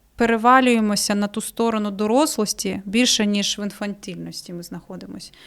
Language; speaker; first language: Ukrainian; native; Ukrainian